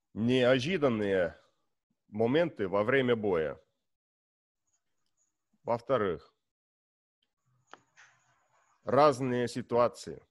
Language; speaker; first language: Russian; non-native, learner; Estonian